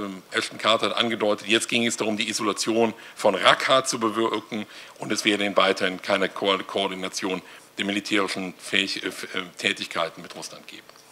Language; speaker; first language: German; native; German